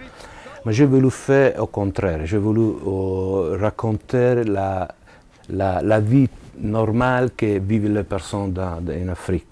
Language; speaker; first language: French; non-native, learner; Italian